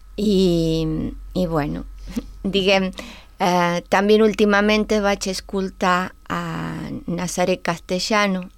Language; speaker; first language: Catalan; non-native, fluent; Spanish